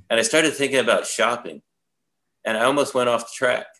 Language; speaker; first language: English; native; English